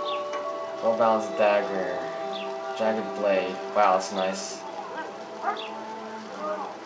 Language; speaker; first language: English; native; English